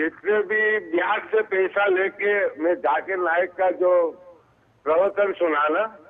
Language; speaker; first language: Hindi; non-native, local second language; Gujarati